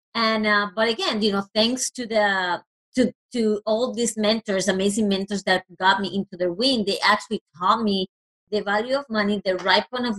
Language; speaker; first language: English; non-native, fluent; Spanish